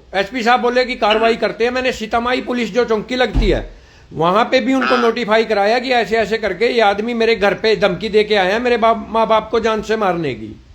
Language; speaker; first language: Hindi; native; Hindi